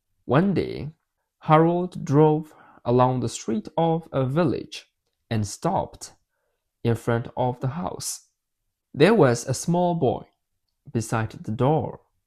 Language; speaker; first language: English; non-native, fluent; Burmese